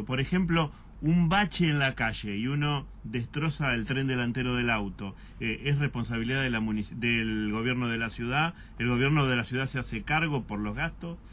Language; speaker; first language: Spanish; native; Spanish